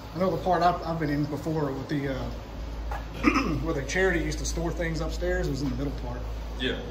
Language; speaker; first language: English; native; English